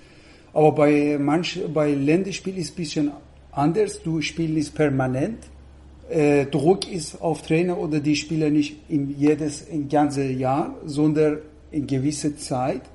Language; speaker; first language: German; non-native, fluent; Persian